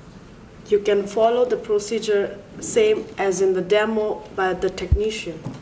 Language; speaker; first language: English; non-native, learner; Chinese